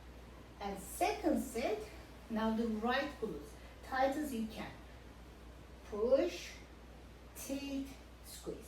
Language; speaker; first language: English; non-native, fluent; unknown